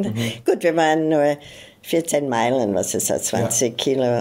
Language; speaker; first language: German; non-native, fluent; English